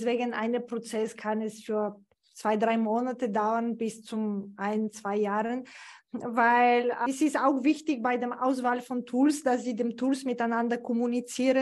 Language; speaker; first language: German; non-native, fluent; Bulgarian